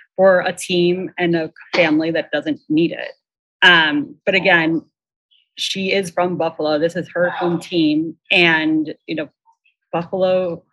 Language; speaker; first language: English; native; English